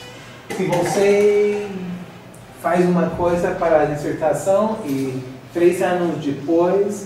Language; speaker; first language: Portuguese; non-native, learner; English